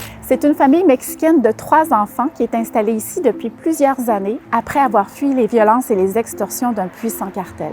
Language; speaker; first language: French; native; French